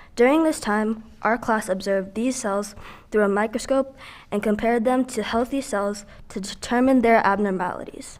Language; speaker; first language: English; early bilingual, other home language; Filipino